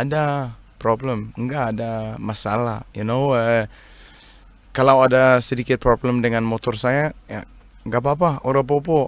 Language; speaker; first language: Indonesian; non-native, learner; Danish